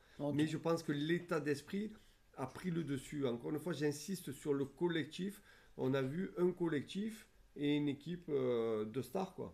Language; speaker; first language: French; native; French